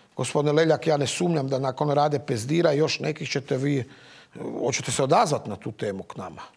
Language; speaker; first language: Croatian; native; Croatian